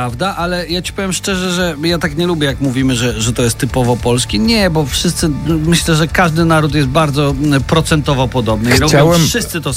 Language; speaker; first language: Polish; native; Polish